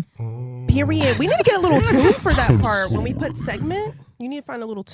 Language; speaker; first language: English; native; English